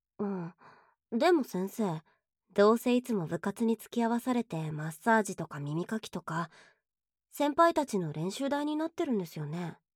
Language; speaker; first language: Japanese; native; Japanese